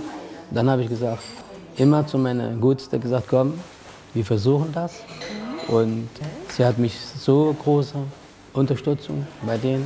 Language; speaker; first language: German; non-native, learner; Arabic